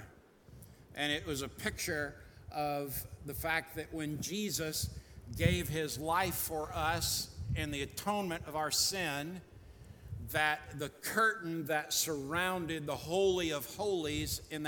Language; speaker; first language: English; native; English